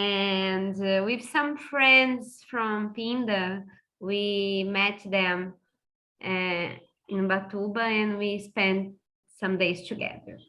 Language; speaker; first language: English; non-native, fluent; Portuguese